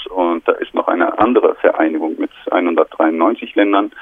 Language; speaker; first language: German; non-native, fluent; Turkish